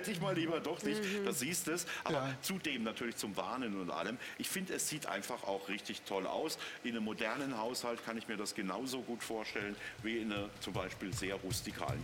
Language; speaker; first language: German; native; German